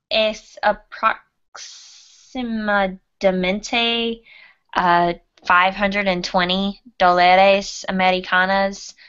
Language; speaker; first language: Spanish; non-native, learner; English